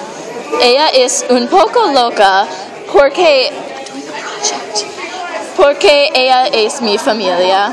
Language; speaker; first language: Spanish; non-native, learner; English